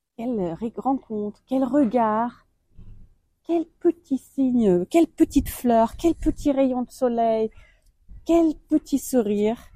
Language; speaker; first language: French; non-native, fluent; German